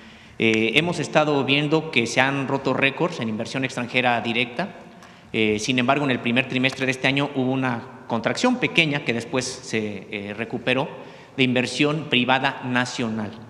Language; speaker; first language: Spanish; native; Spanish